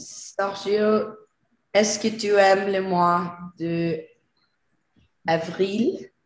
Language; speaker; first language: French; non-native, learner; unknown